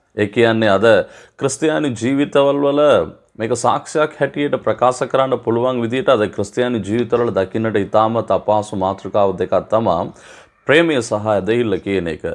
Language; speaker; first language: Sinhala; non-native, local second language; Tamil